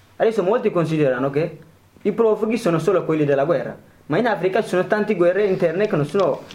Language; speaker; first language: Italian; non-native, fluent; Tigrinya